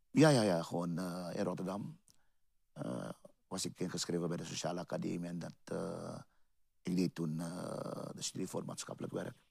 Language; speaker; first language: Dutch; native; Dutch